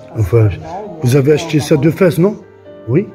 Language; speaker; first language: French; non-native, local second language; Arabic